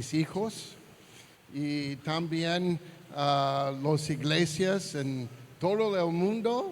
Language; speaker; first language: Spanish; non-native, learner; English